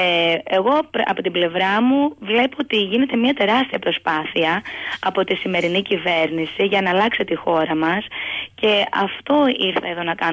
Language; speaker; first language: Greek; native; Greek